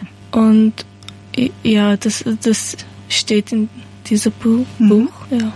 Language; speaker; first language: German; non-native, learner; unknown